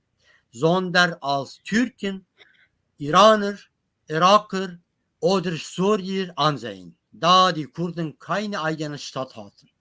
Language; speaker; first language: German; non-native, learner; Kurdish